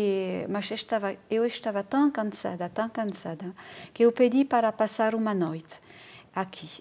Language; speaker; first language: Portuguese; non-native, fluent; French